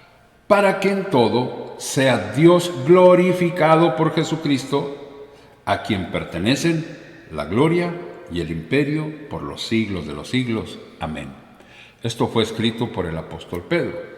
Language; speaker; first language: Spanish; native; Spanish